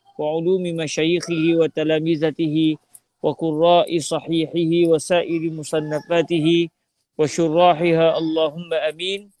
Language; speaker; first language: Arabic; non-native, fluent; Malay